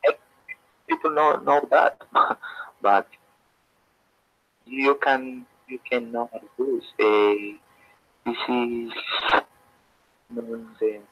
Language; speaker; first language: English; non-native, learner; Spanish